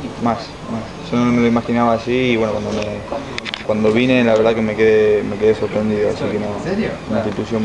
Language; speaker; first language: Spanish; native; Spanish